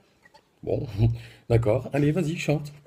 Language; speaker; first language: French; native; French